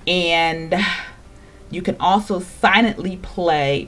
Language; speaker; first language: English; native; English